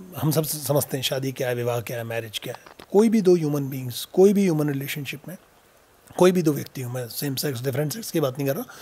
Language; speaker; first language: Hindi; native; Hindi